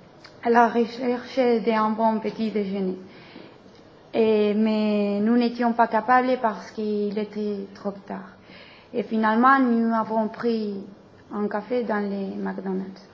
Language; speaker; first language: French; non-native, learner; Spanish